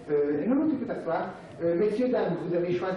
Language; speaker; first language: French; native; French